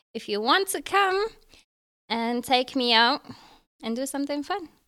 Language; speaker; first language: English; early bilingual, other home language; Arabic